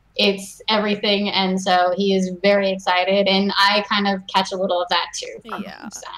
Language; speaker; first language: English; native; English